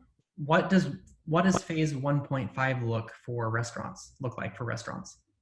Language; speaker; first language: English; native; English